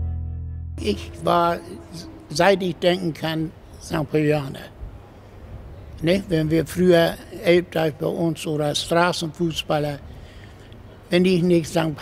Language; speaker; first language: German; native; German